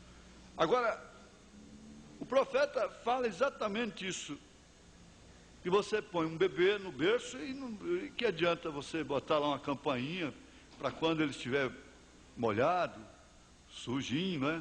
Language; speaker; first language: Portuguese; native; Portuguese